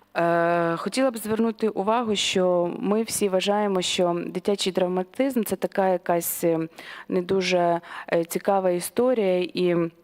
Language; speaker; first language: Ukrainian; native; Ukrainian